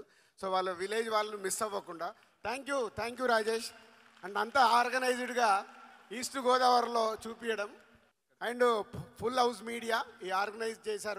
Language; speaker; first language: Telugu; native; Telugu